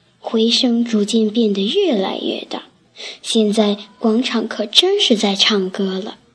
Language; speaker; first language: Chinese; native; Chinese